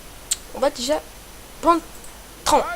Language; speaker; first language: French; native; French